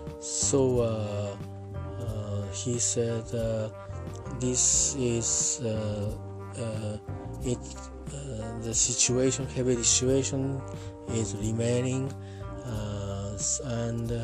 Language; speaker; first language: English; non-native, learner; Japanese